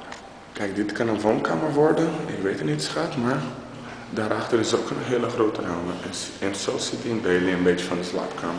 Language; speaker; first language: Dutch; non-native, fluent; Portuguese